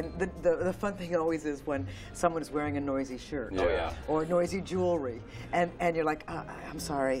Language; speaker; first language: English; native; English